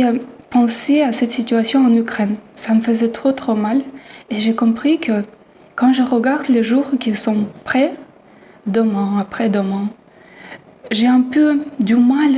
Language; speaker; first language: French; non-native, fluent; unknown